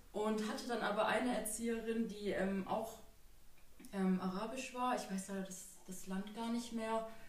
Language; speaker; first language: German; native; German